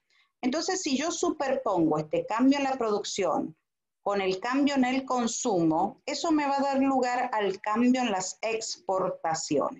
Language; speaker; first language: Spanish; native; Spanish